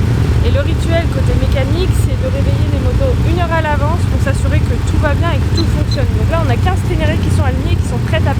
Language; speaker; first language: French; native; French